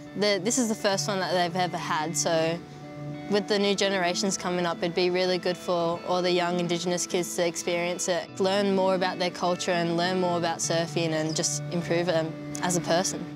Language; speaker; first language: English; native; English